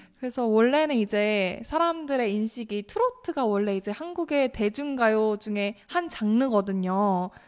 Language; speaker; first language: Korean; native; Korean